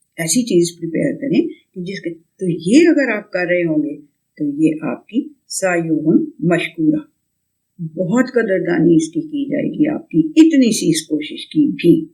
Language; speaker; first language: Urdu; native; Urdu